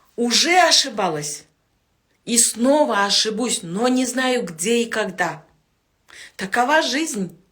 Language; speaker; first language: Russian; non-native, local second language; Kyrgyz